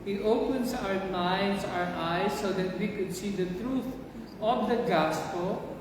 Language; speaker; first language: English; non-native, local second language; Filipino